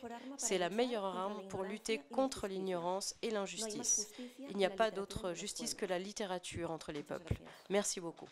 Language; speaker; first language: French; non-native, fluent; Spanish